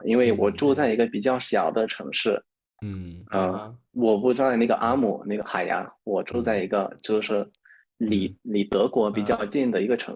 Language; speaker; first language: Chinese; non-native, fluent; Spanish